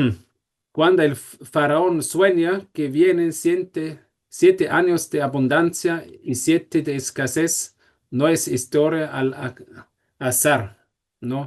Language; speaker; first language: Spanish; non-native, fluent; German